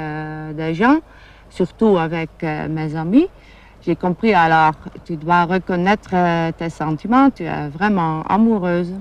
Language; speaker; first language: French; non-native, fluent; German